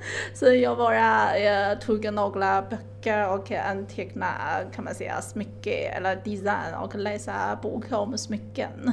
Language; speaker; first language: Swedish; non-native, fluent; Chinese